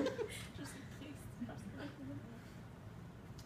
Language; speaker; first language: French; non-native, learner; English